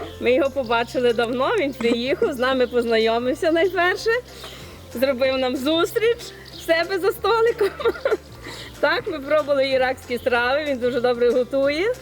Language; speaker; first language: Ukrainian; native; Ukrainian